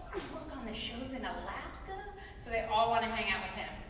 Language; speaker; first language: English; native; English